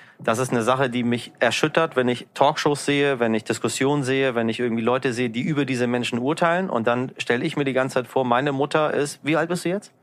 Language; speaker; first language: German; early bilingual, other home language; Persian